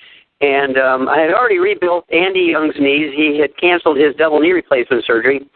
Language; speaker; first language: English; native; English